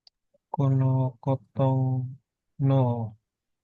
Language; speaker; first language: Japanese; non-native, learner; Indonesian